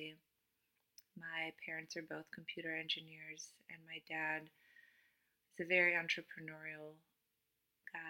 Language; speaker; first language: English; non-native, fluent; Romanian